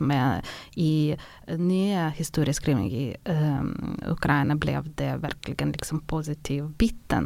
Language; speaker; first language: Swedish; non-native, fluent; Ukrainian